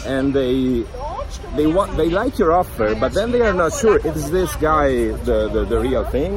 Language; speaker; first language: English; non-native, fluent; Italian